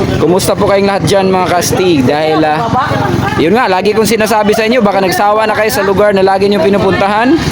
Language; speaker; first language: Filipino; non-native, local second language; Cebuano